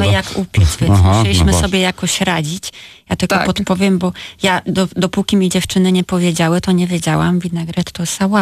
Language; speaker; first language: Polish; native; Polish